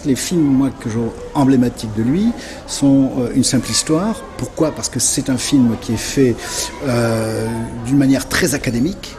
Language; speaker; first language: French; native; French